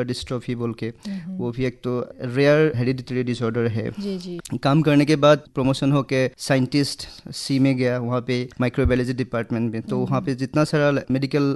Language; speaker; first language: Hindi; non-native, local second language; Assamese